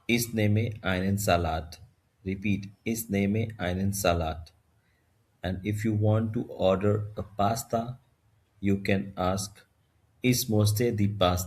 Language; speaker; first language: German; non-native, fluent; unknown